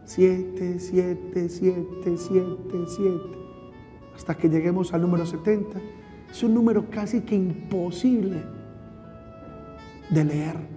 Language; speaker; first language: Spanish; native; Spanish